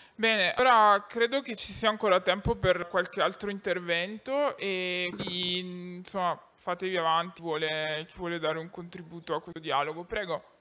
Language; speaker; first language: Italian; native; Italian